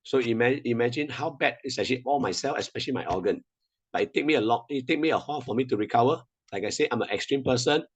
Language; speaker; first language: English; non-native, local second language; Chinese